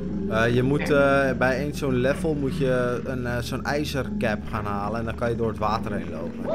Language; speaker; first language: Dutch; native; Dutch